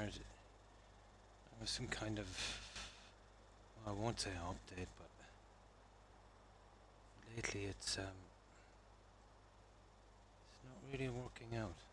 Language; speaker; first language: English; native; English